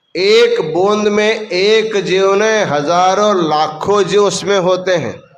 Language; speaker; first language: Hindi; non-native, local second language; Marathi